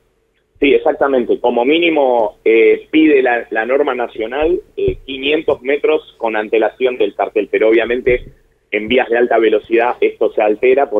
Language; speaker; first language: Spanish; native; Spanish